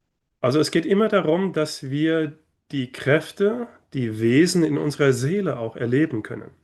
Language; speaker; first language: German; native; German